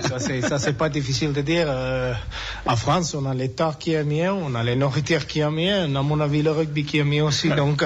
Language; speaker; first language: French; non-native, learner; English